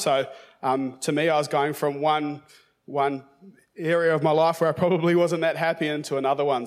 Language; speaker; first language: English; native; English